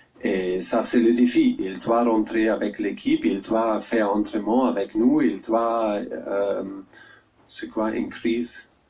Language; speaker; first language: French; non-native, learner; German